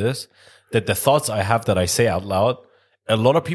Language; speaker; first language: English; non-native, fluent; Persian